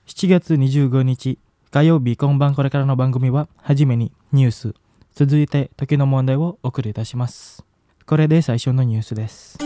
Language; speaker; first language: Japanese; non-native, fluent; Indonesian